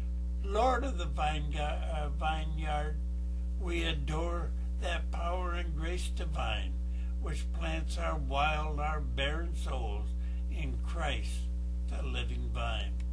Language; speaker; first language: English; native; English